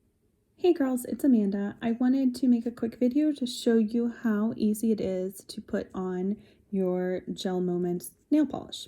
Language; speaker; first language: English; native; English